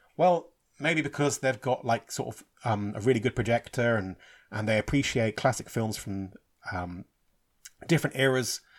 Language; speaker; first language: English; native; English